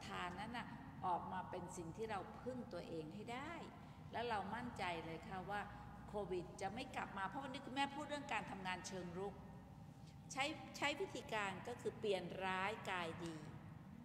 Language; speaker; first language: Thai; native; Thai